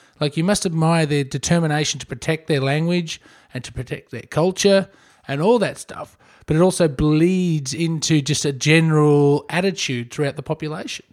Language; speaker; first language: English; native; English